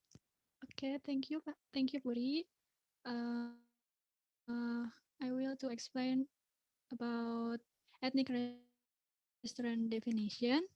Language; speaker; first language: English; non-native, learner; Indonesian